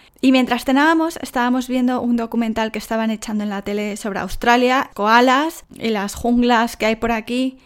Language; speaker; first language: Spanish; native; Spanish